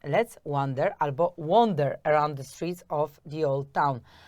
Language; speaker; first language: English; non-native, fluent; Polish